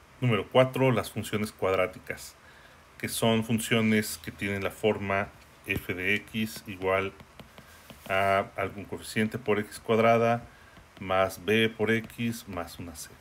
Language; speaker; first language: Spanish; native; Spanish